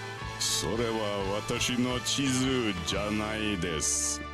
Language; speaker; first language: Japanese; non-native, learner; English